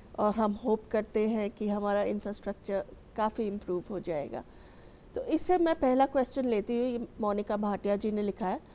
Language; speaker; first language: Hindi; native; Hindi